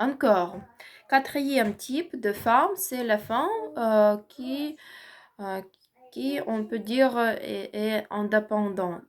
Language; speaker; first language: French; non-native, learner; Ukrainian